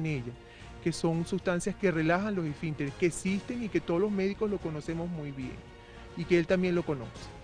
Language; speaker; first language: Spanish; native; Spanish